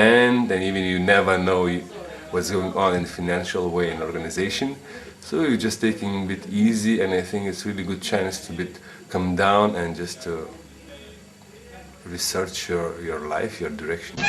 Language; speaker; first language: English; non-native, fluent; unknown